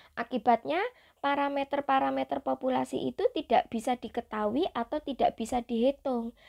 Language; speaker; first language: Indonesian; native; Indonesian